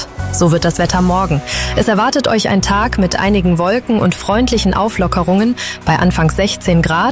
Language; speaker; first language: German; native; German